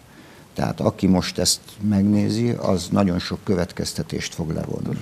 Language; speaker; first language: Hungarian; native; Hungarian